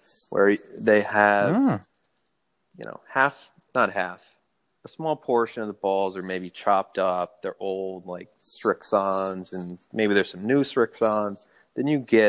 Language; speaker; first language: English; native; English